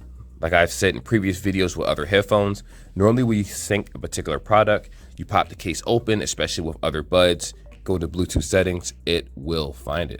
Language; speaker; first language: English; native; English